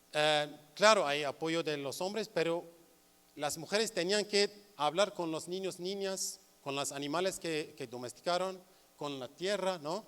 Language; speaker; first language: Spanish; non-native, learner; Kurdish